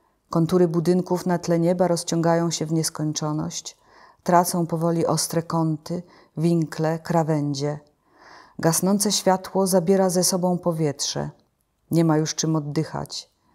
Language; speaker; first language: Polish; native; Polish